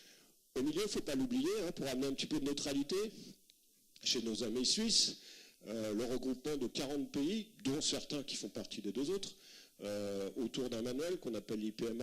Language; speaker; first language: French; native; French